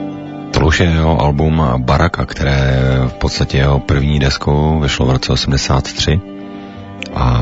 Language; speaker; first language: Czech; native; Czech